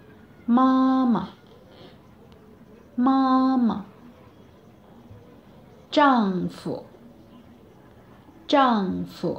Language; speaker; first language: Chinese; non-native, fluent; Bangla